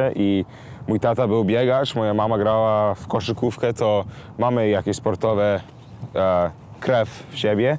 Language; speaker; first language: Polish; early bilingual, heritage; English